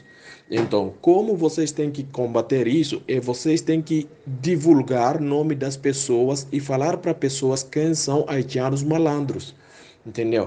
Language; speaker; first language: Portuguese; non-native, fluent; Haitian Creole